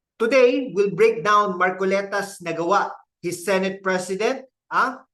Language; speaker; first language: English; non-native, local second language; Filipino